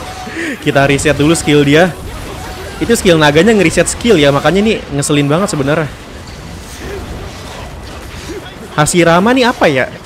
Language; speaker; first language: Indonesian; native; Indonesian